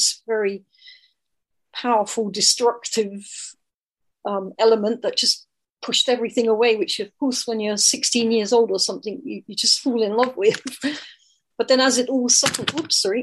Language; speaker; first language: English; native; English